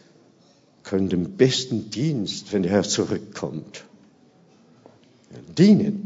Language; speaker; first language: German; non-native, fluent; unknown